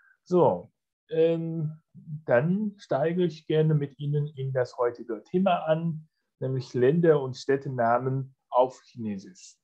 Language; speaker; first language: German; non-native, fluent; Chinese